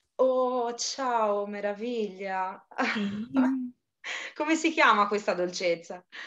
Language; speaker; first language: Italian; native; Italian